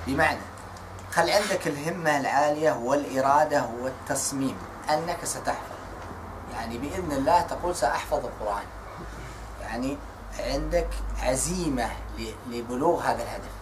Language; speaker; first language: Arabic; native; Arabic